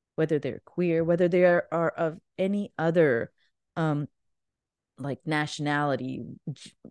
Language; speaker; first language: English; non-native, local second language; Urdu